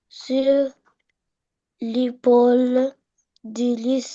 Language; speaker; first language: French; non-native, learner; Arabic